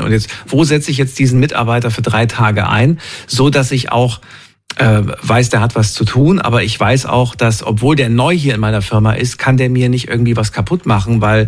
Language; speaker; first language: German; native; German